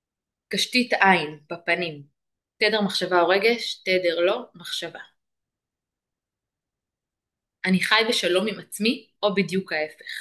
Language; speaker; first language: Hebrew; native; Hebrew